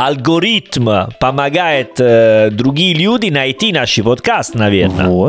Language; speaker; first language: Russian; non-native, learner; Italian